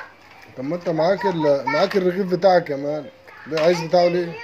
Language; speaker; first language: Arabic; native; Arabic